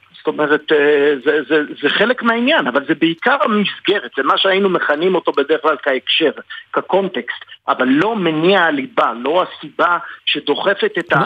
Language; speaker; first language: Hebrew; native; Hebrew